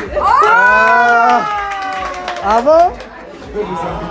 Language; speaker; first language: French; non-native, fluent; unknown